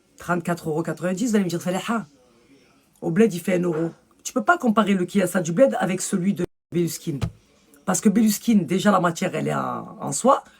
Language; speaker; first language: French; early bilingual, other home language; Arabic